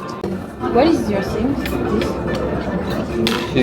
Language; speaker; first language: English; non-native, learner; French